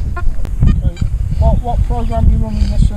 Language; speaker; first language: English; native; English